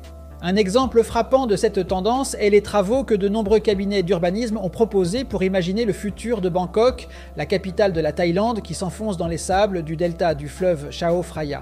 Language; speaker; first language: French; native; French